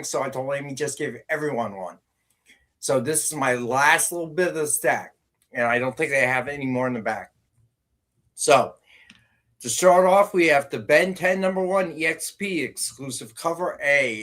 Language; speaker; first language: English; native; English